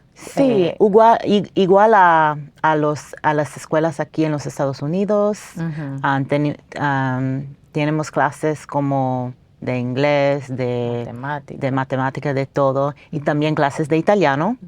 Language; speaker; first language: Spanish; non-native, fluent; English